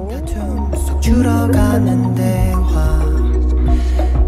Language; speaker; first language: English; non-native, learner; Korean